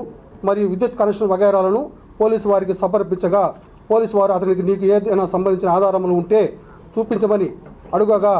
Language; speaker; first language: Telugu; native; Telugu